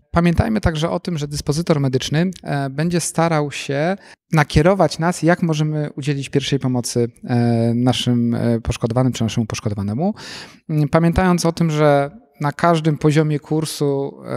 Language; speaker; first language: Polish; native; Polish